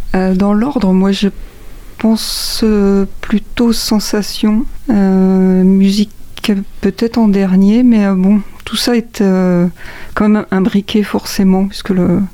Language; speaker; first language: French; native; French